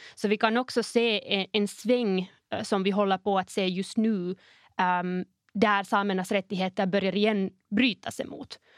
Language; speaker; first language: Swedish; native; Swedish